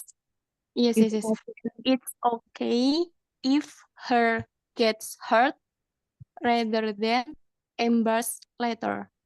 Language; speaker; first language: English; non-native, learner; Indonesian